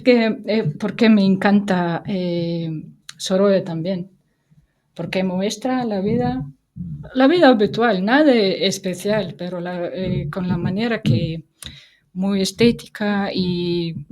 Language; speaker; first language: Spanish; non-native, fluent; Russian